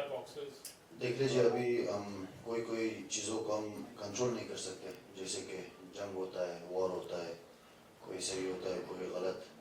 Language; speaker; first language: Hindi; non-native, fluent; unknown